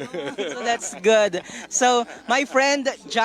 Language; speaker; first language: English; non-native, local second language; Filipino